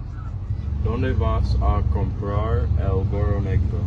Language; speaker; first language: Spanish; non-native, learner; English